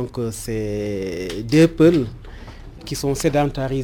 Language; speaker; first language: French; non-native, local second language; Fula